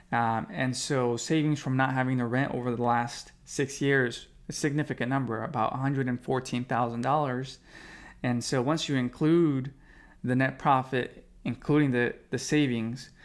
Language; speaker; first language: English; native; English